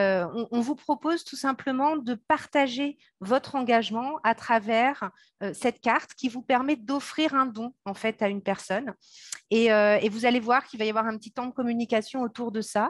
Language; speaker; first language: French; native; French